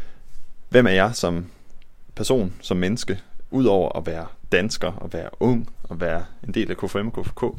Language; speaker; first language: Danish; native; Danish